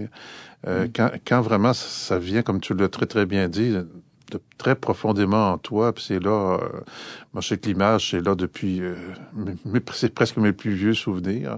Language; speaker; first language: French; native; French